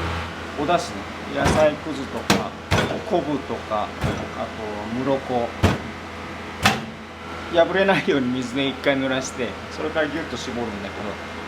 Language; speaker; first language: Japanese; native; Japanese